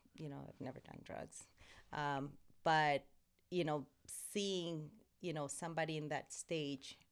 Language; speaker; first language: English; non-native, fluent; Spanish